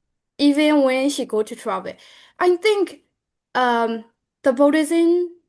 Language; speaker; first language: English; non-native, learner; Burmese